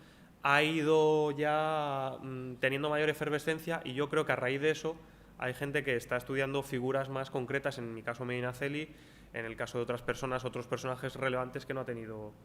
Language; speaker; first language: Spanish; native; Spanish